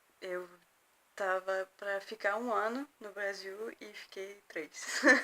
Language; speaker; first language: Portuguese; non-native, fluent; French